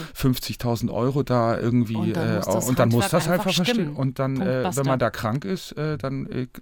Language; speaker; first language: German; native; German